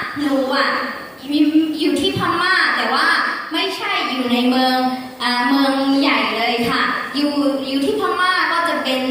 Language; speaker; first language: Thai; non-native, fluent; Burmese